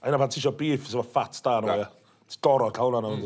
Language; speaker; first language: Welsh; native; Welsh